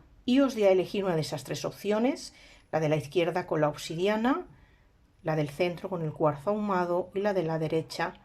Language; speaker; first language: Spanish; native; Spanish